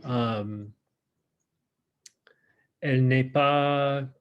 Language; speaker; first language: French; non-native, fluent; English